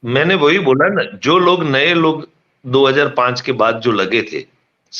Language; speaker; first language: Hindi; non-native, local second language; Gujarati